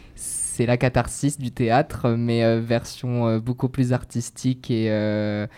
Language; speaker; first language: French; native; French